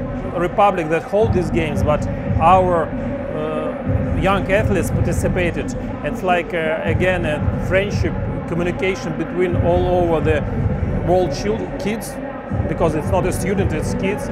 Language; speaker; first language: English; non-native, learner; Russian